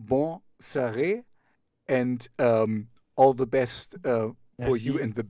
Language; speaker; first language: English; non-native, fluent; German